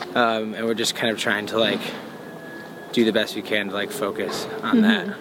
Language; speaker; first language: English; native; English